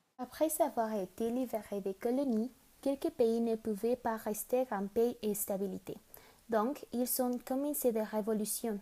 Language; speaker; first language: French; non-native, learner; Spanish